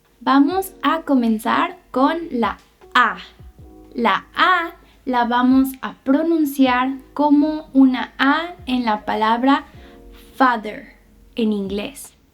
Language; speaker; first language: Spanish; native; Spanish